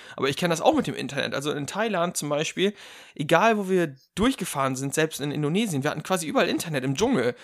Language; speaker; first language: German; native; German